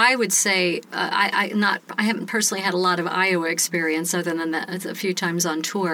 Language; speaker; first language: English; native; English